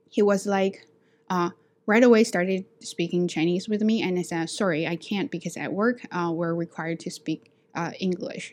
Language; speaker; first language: English; non-native, fluent; Chinese